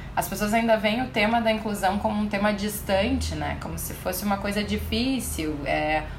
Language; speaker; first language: Portuguese; native; Portuguese